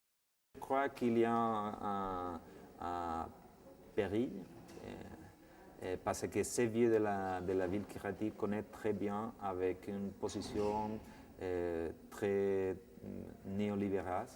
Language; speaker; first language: French; non-native, fluent; Spanish